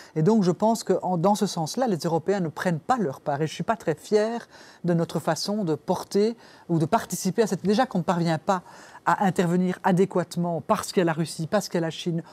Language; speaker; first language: French; native; French